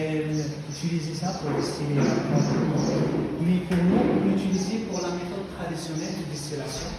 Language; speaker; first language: French; non-native, local second language; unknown